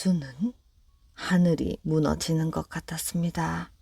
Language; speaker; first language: Korean; native; Korean